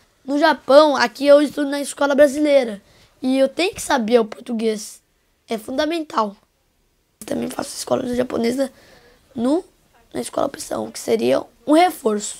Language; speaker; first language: Portuguese; early bilingual, heritage; Portuguese